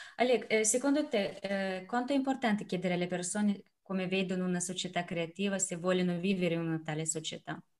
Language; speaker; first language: Italian; non-native, fluent; Russian